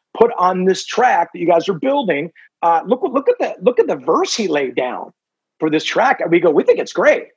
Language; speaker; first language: English; native; English